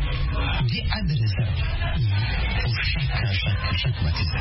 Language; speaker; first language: French; non-native, local second language; Kinyarwanda